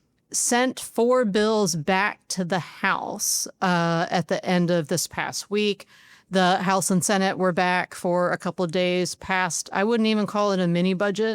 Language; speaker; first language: English; native; English